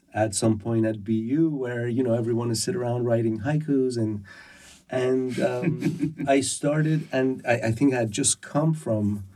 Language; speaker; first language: English; early bilingual, other home language; Persian